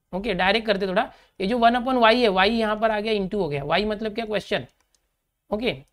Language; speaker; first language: Hindi; native; Hindi